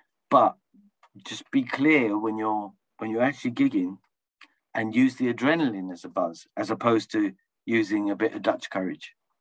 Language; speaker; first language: English; early bilingual, other home language; Punjabi